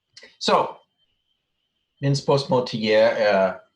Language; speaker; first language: Danish; non-native, fluent; English